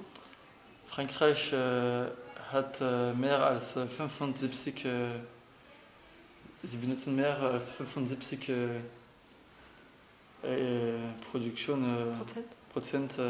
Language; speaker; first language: German; non-native, learner; French